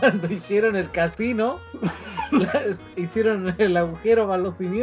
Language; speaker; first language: Spanish; native; Spanish